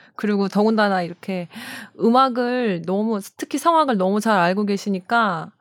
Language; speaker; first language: Korean; native; Korean